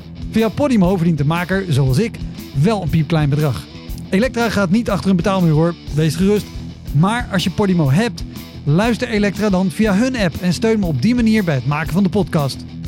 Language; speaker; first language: Dutch; native; Dutch